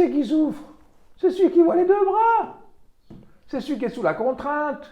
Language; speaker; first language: French; native; French